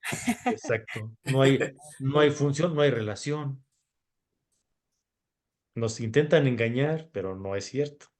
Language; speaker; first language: Spanish; native; Spanish